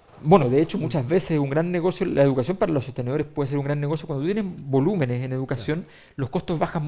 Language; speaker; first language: Spanish; native; Spanish